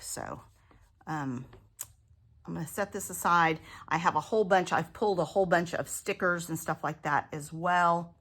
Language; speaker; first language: English; native; English